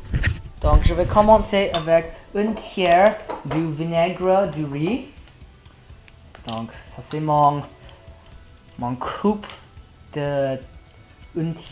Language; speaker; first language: French; non-native, learner; English